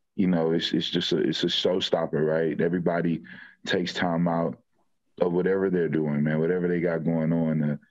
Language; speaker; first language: English; native; English